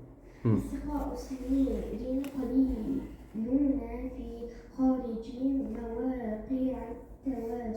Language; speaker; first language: Arabic; non-native, learner; Uzbek